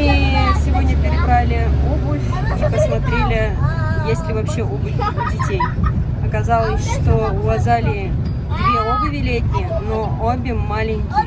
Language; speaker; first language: Russian; native; Russian